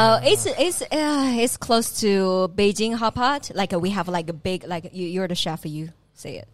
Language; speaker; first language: English; non-native, fluent; Chinese